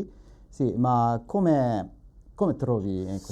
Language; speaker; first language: Italian; non-native, learner; Japanese